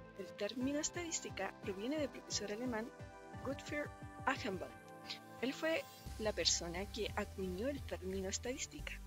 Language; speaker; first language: Spanish; native; Spanish